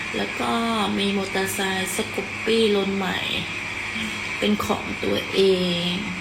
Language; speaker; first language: Thai; non-native, fluent; Khmer